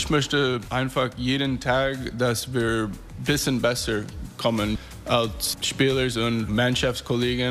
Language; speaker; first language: German; non-native, learner; English